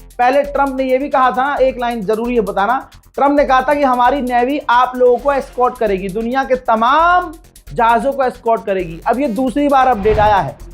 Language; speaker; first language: Hindi; native; Hindi